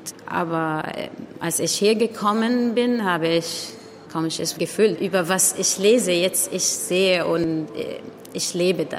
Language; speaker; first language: German; non-native, learner; Arabic